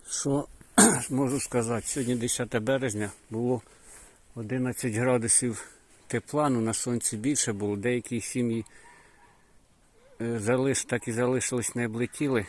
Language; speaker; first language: Ukrainian; native; Ukrainian